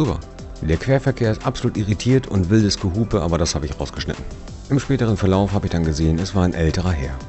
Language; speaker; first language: German; native; German